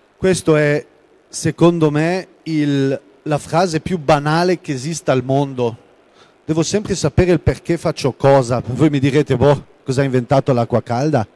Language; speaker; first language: Italian; non-native, local second language; German